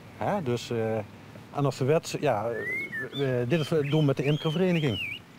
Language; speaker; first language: Dutch; native; Dutch